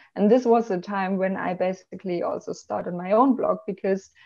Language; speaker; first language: English; non-native, fluent; German